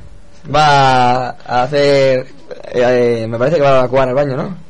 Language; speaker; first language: Spanish; native; Spanish